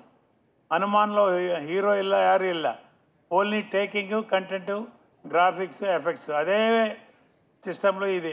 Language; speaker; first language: Tamil; non-native, local second language; Telugu